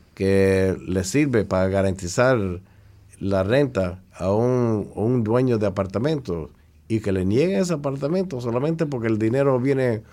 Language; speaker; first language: Spanish; early bilingual, heritage; Spanish